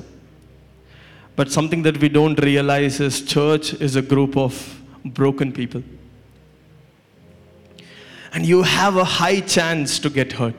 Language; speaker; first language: English; non-native, local second language; Malayalam